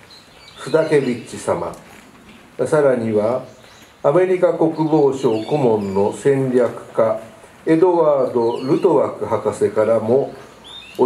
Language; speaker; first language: Japanese; native; Japanese